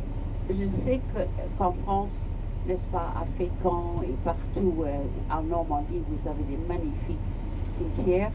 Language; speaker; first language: French; non-native, fluent; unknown